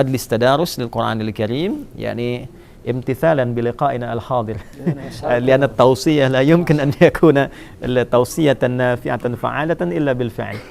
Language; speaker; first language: Arabic; non-native, fluent; Indonesian